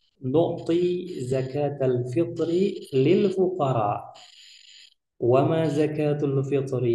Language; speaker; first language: Arabic; non-native, fluent; Indonesian